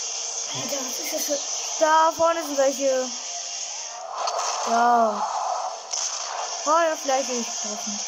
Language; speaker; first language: German; native; German